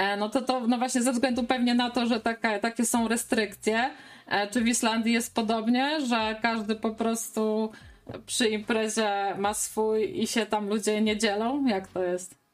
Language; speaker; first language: Polish; native; Polish